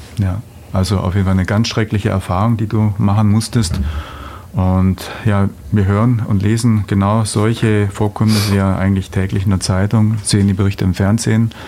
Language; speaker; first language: German; native; German